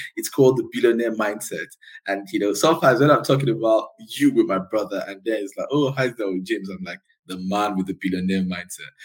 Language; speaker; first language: English; non-native, local second language; Yoruba